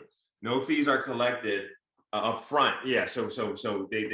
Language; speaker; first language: English; native; English